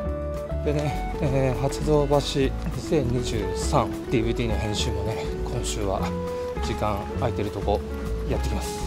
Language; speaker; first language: Japanese; native; Japanese